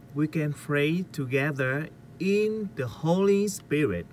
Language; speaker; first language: English; non-native, learner; Vietnamese